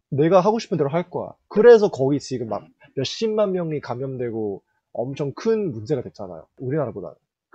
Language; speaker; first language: Korean; early bilingual, heritage; Korean